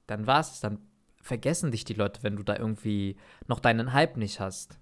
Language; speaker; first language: German; native; German